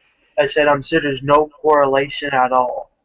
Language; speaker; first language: English; native; English